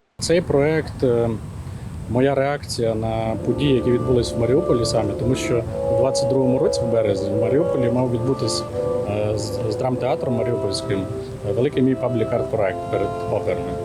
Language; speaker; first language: Ukrainian; native; Ukrainian